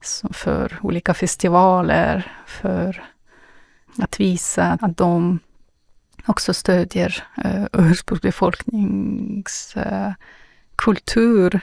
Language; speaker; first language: Swedish; non-native, learner; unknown